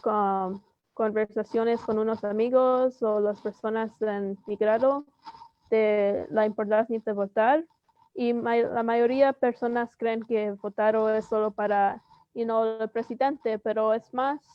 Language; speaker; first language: Spanish; early bilingual, heritage; Spanish